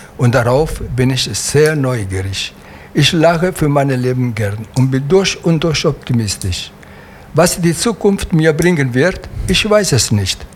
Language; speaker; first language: German; non-native, fluent; Italian